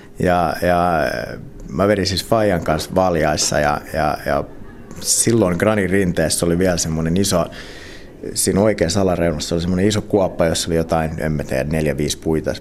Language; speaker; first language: Finnish; non-native, local second language; Swedish